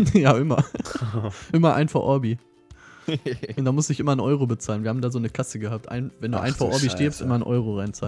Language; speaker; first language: German; native; German